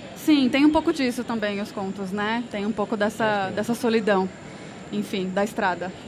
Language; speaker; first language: Spanish; non-native, learner; Portuguese